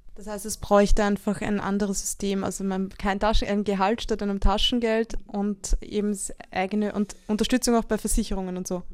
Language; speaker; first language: German; native; German